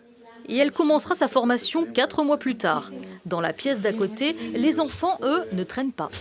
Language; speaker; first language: French; native; French